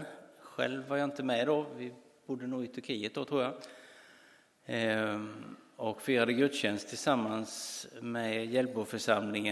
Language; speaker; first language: Swedish; native; Swedish